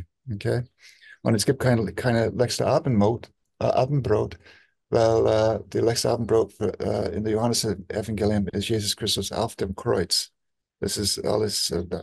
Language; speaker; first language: German; non-native, fluent; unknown